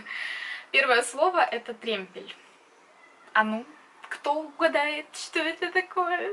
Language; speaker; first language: Russian; native; Russian